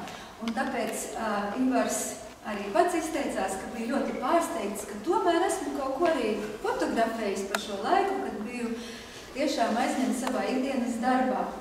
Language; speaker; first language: Latvian; native; Latvian